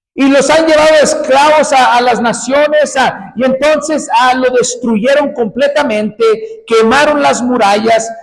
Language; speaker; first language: Spanish; early bilingual, heritage; Spanish